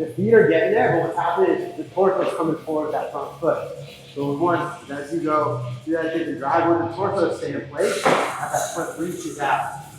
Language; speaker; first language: English; native; English